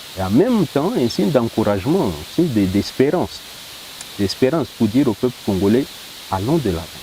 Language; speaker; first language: French; non-native, local second language; Swahili